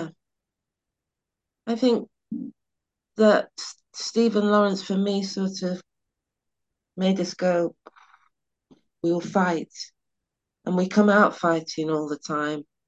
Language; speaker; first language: English; native; English